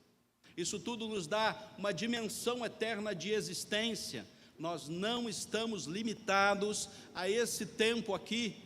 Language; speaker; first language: Portuguese; native; Portuguese